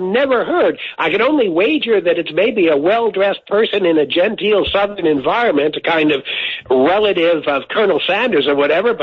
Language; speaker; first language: English; native; English